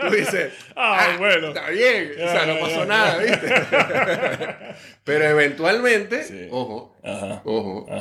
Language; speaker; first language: Spanish; native; Spanish